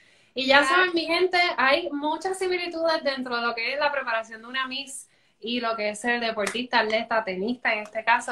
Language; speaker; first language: Spanish; native; Spanish